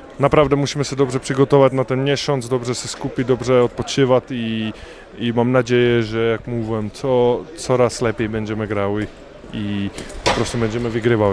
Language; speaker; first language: Polish; non-native, learner; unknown